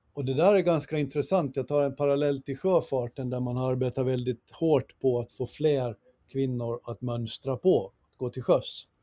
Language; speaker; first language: Swedish; native; Swedish